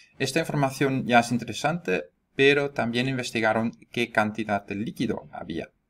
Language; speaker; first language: Spanish; non-native, fluent; Dutch